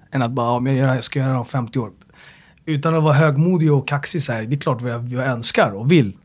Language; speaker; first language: Swedish; early bilingual, other home language; Amharic